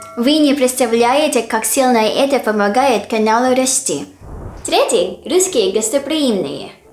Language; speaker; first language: Russian; non-native, fluent; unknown